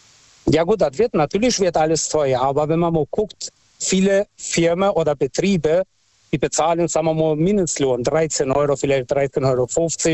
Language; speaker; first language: German; non-native, fluent; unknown